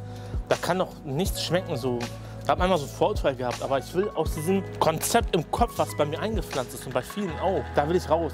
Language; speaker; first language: German; native; German